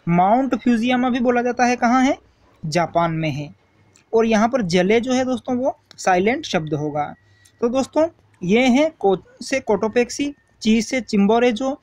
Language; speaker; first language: Hindi; native; Hindi